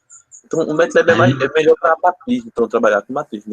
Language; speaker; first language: Portuguese; native; Portuguese